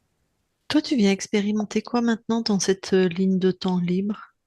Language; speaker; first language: French; native; French